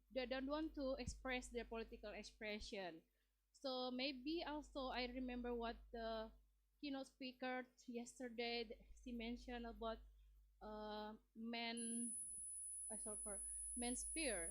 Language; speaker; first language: English; non-native, learner; Indonesian